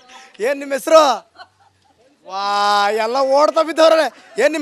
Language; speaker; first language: Kannada; native; Kannada